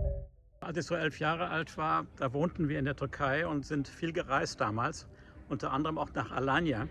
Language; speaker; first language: German; native; German